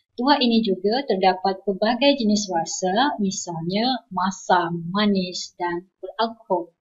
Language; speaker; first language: Malay; non-native, local second language; Iban